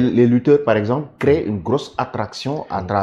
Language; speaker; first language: French; non-native, local second language; Wolof